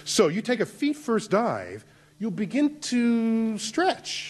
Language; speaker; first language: English; native; English